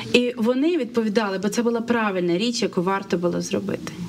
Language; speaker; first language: Ukrainian; native; Ukrainian